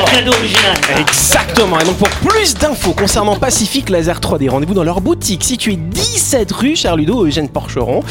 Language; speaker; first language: French; native; French